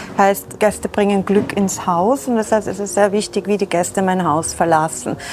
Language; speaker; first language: German; early bilingual, other home language; Persian